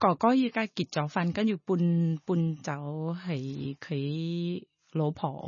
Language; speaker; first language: Cantonese; non-native, fluent; Thai